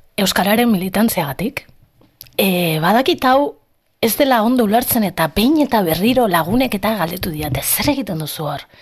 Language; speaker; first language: Basque; non-native, local second language; Spanish